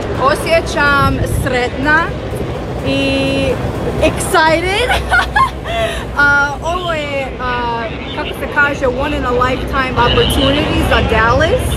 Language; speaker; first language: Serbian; early bilingual, heritage; Croatian